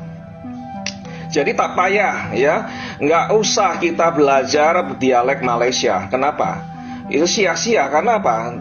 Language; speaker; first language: Indonesian; native; Indonesian